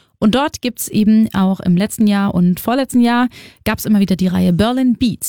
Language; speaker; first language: German; native; German